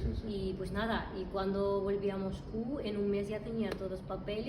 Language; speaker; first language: Spanish; non-native, fluent; Russian